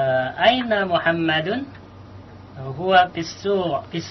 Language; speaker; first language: Arabic; non-native, learner; Indonesian